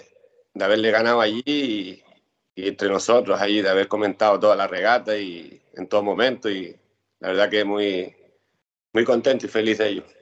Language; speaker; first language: Spanish; native; Spanish